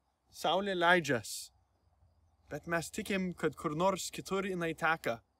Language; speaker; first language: Lithuanian; early bilingual, heritage; Lithuanian